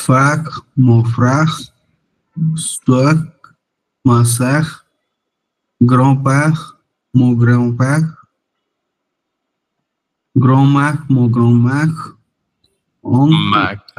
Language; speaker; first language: French; non-native, learner; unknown